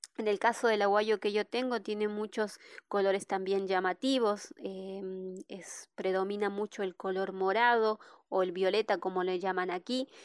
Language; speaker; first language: Spanish; native; Spanish